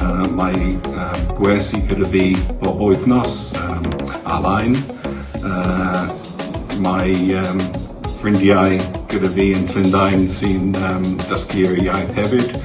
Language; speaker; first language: Welsh; non-native, learner; English